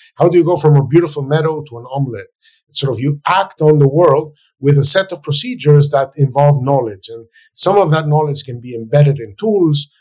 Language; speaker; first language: English; non-native, fluent; Spanish